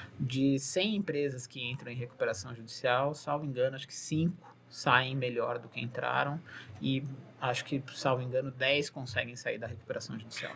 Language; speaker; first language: Portuguese; native; Portuguese